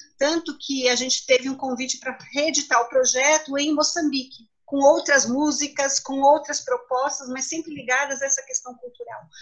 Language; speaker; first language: Portuguese; native; Portuguese